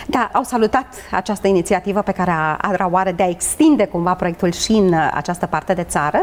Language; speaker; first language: Romanian; native; Romanian